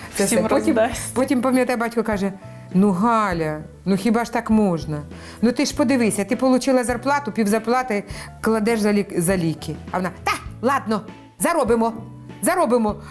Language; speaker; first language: Ukrainian; native; Ukrainian